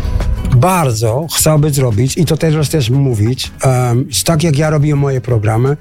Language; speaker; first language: Polish; non-native, learner; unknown